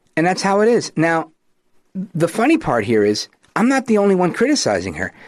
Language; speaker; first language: English; native; English